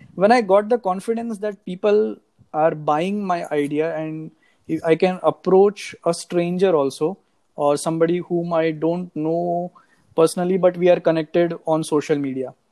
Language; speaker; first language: English; non-native, local second language; Hindi